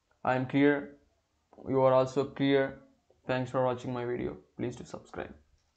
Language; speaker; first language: English; non-native, local second language; Telugu